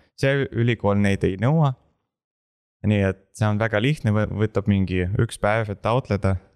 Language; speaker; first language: Estonian; non-native, local second language; Russian